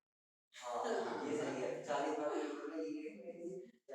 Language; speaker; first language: Hindi; native; Hindi